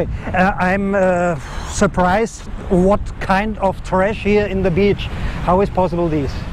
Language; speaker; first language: English; non-native, learner; German